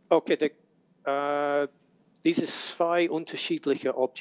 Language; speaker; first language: German; non-native, learner; English